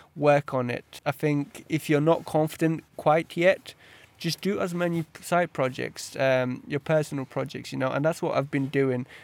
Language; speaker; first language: English; early bilingual, other home language; Polish